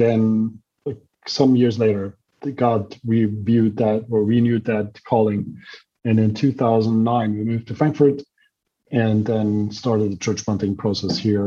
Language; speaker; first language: English; non-native, fluent; German